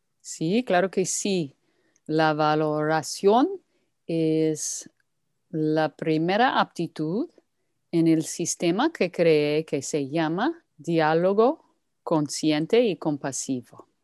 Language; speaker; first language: Spanish; non-native, fluent; English